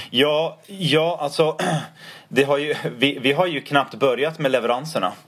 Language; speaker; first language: Swedish; non-native, fluent; English